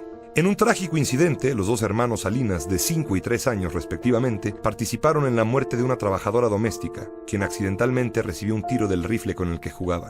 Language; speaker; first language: Spanish; native; Spanish